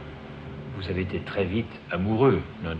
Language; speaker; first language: French; native; French